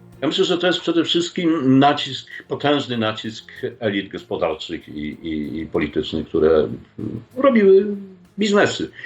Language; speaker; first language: Polish; native; Polish